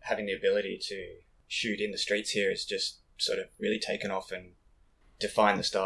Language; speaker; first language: English; native; English